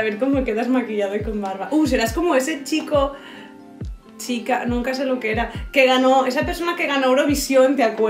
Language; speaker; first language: Spanish; native; Spanish